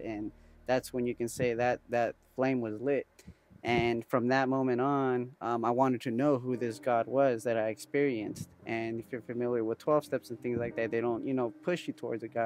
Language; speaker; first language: English; early bilingual, other home language; Spanish